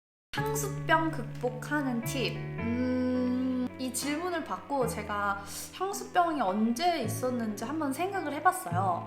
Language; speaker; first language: Korean; native; Korean